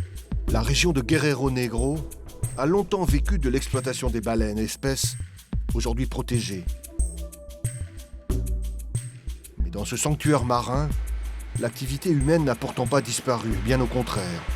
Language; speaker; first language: French; native; French